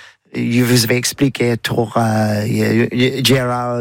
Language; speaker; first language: French; non-native, learner; English